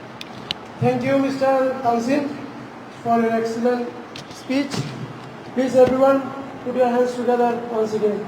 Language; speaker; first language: English; non-native, learner; Bangla